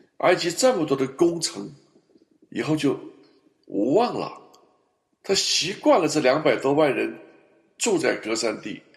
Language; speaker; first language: Chinese; native; Chinese